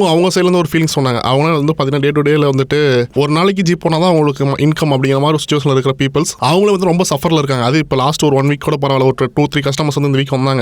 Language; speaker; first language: Tamil; native; Tamil